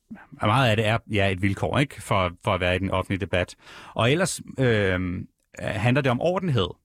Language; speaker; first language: Danish; native; Danish